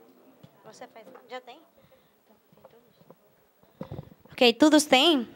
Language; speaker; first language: Portuguese; non-native, fluent; German